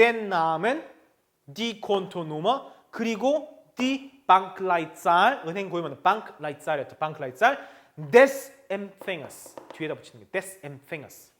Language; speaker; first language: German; non-native, fluent; Korean